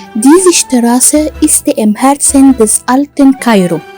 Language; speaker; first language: German; non-native, learner; Arabic